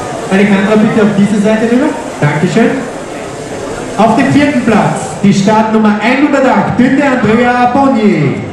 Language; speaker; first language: German; native; German